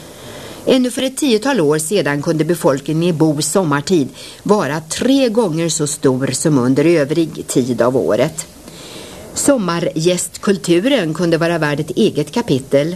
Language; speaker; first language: Swedish; native; Swedish